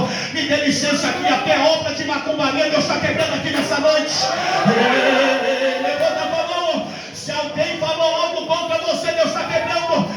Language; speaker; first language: Portuguese; native; Portuguese